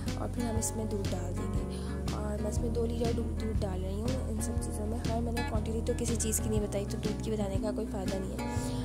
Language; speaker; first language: Urdu; native; Urdu